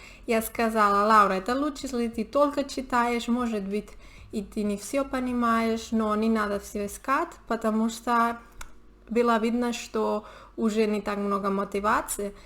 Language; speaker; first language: Russian; non-native, learner; Spanish